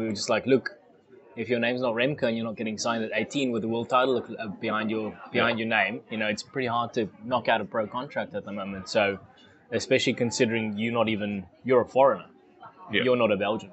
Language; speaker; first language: English; non-native, local second language; Afrikaans